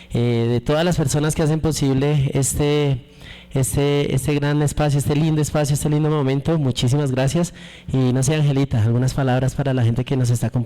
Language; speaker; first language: Spanish; native; Spanish